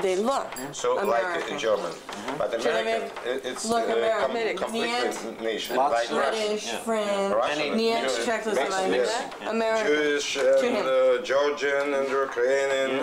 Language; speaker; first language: English; non-native, learner; Russian